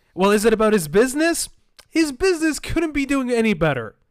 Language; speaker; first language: English; early bilingual, other home language; Arabic